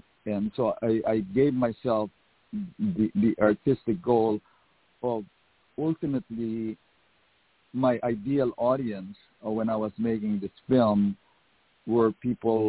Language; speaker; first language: English; non-native, local second language; Filipino